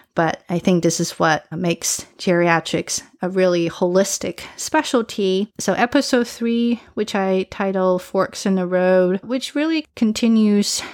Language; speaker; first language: English; early bilingual, other home language; Chinese